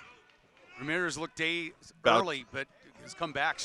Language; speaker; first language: English; native; English